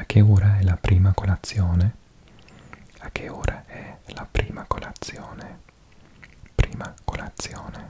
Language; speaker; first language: Italian; non-native, learner; English